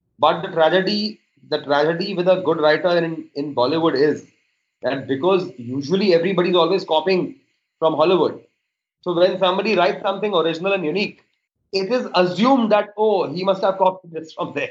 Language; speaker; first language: English; non-native, local second language; Hindi